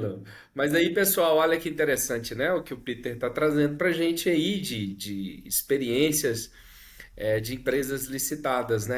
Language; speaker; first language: Portuguese; native; Portuguese